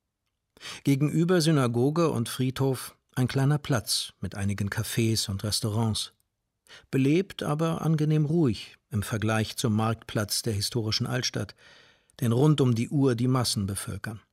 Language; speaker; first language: German; native; German